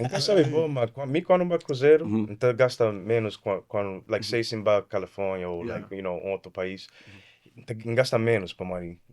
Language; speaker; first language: Portuguese; early bilingual, heritage; Kabuverdianu